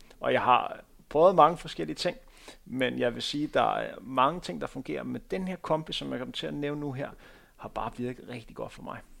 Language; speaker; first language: Danish; native; Danish